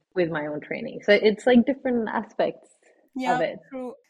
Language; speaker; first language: English; non-native, fluent; Swedish